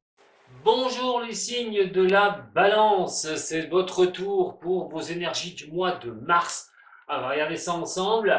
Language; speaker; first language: French; native; French